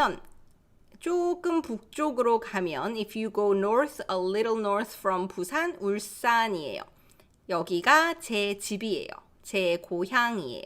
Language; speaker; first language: Korean; native; Korean